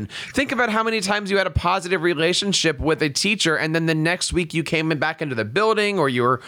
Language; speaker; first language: English; native; English